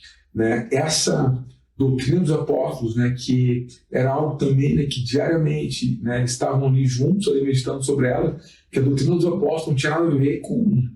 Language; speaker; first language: Portuguese; native; Portuguese